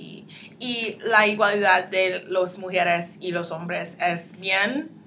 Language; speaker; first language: Spanish; non-native, learner; English